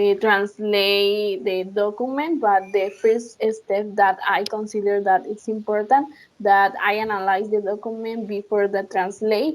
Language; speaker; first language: English; non-native, learner; Spanish